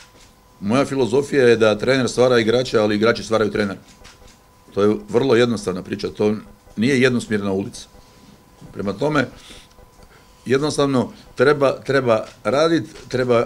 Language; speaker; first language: Croatian; native; Croatian